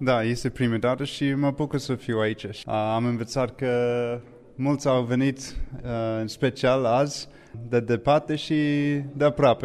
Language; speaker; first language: Romanian; non-native, fluent; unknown